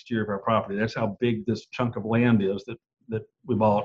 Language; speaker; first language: English; native; English